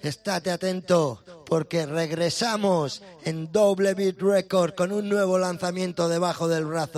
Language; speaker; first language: Spanish; native; Spanish